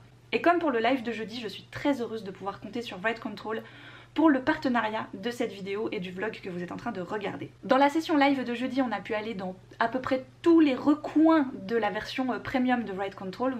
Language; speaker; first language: French; native; French